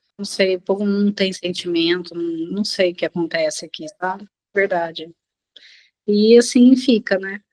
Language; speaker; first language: Portuguese; native; Portuguese